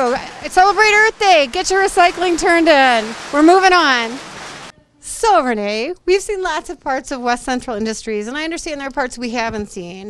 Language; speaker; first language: English; native; English